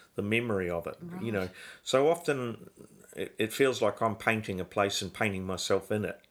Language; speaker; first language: English; native; English